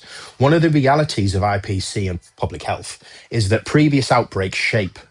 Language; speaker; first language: English; native; English